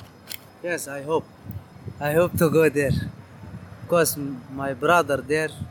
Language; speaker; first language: English; non-native, learner; Arabic